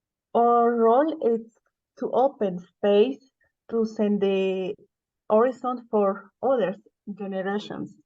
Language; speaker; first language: English; non-native, learner; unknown